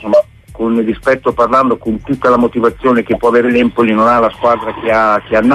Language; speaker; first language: Italian; native; Italian